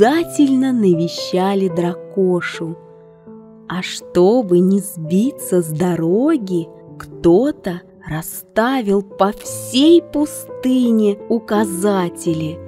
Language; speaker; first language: Russian; native; Russian